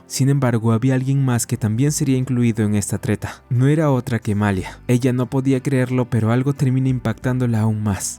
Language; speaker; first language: Spanish; native; Spanish